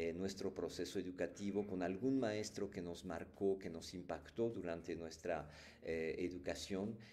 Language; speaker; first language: Spanish; non-native, fluent; French